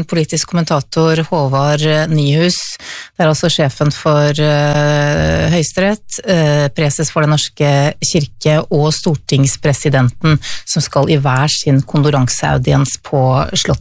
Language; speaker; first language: Norwegian; native; Norwegian